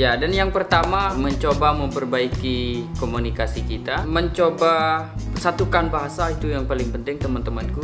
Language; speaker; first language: Indonesian; non-native, local second language; Sasak